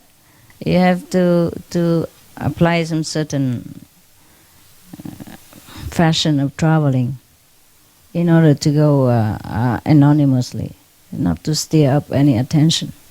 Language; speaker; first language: English; non-native, fluent; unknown